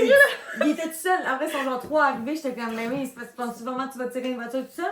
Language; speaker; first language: French; native; French